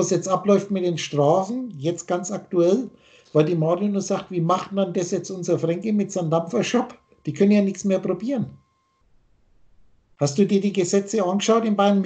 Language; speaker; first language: German; native; German